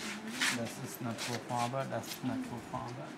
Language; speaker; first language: German; non-native, learner; Sinhala